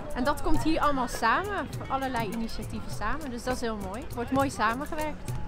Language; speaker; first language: Dutch; native; Dutch